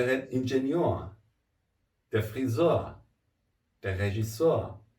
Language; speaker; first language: German; non-native, fluent; Persian